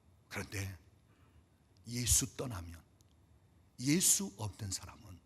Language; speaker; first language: Korean; native; Korean